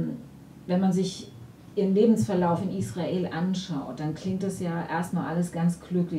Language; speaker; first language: German; native; German